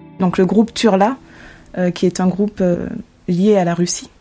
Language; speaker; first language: French; native; French